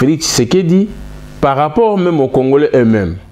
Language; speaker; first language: French; non-native, local second language; Lingala